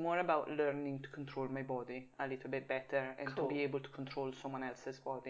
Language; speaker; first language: English; non-native, fluent; Italian